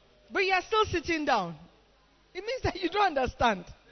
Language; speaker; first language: English; non-native, local second language; Akan